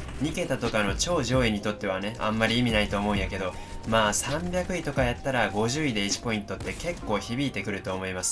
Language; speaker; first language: Japanese; native; Japanese